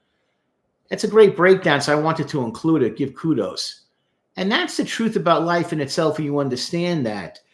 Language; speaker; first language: English; native; English